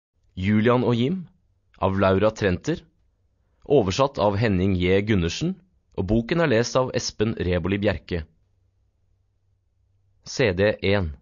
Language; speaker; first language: Norwegian; native; Norwegian